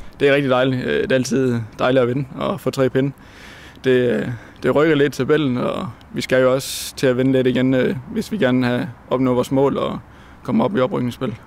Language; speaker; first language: Danish; native; Danish